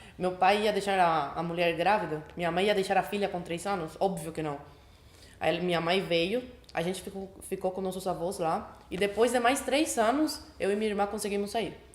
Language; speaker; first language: Portuguese; early bilingual, other home language; Spanish